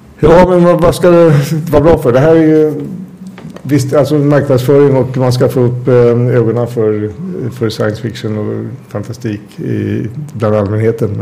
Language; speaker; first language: Swedish; native; Swedish